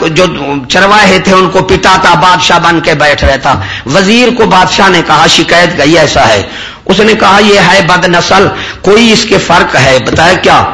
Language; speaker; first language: Urdu; non-native, local second language; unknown